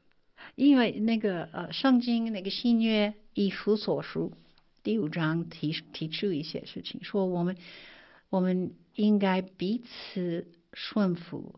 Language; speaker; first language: Chinese; non-native, fluent; English